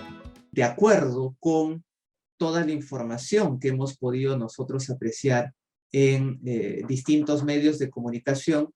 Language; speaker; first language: Spanish; native; Spanish